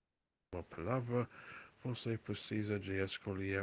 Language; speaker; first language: Portuguese; non-native, learner; English